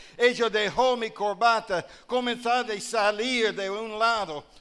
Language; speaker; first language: Spanish; non-native, learner; English